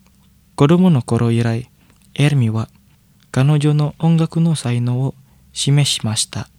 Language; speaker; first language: Japanese; non-native, fluent; Indonesian